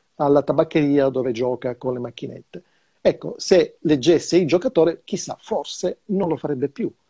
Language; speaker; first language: Italian; native; Italian